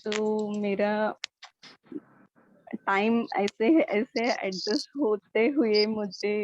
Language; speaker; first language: Hindi; non-native, local second language; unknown